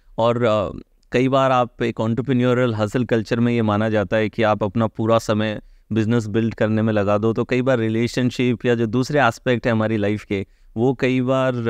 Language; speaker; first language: Hindi; native; Hindi